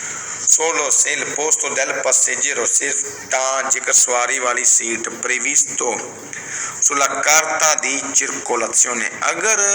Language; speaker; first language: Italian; non-native, fluent; Punjabi